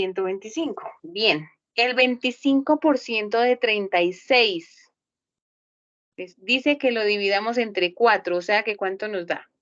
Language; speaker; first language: Spanish; native; Spanish